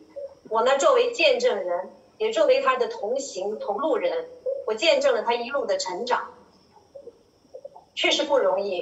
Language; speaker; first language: Chinese; native; Chinese